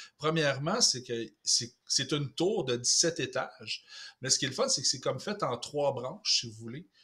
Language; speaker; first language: French; native; French